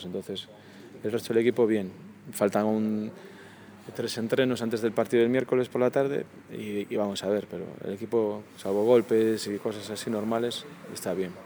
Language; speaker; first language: Spanish; native; Spanish